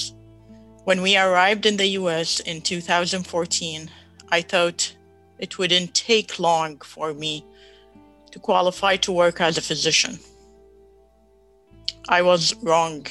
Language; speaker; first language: English; non-native, fluent; Arabic